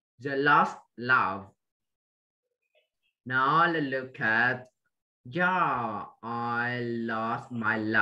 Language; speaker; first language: English; non-native, fluent; Vietnamese